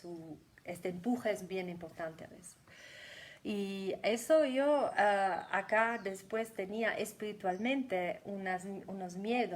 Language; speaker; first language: Spanish; non-native, fluent; German